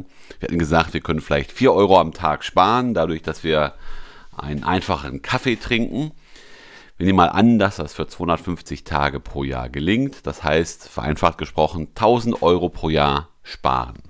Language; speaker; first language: German; native; German